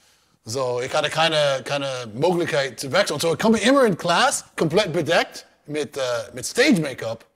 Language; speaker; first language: German; non-native, learner; English